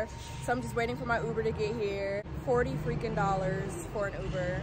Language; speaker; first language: English; native; English